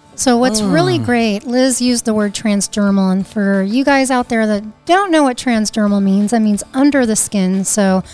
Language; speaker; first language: English; native; English